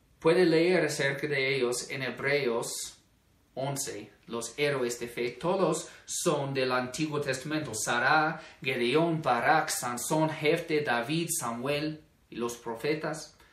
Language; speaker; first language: Spanish; non-native, fluent; English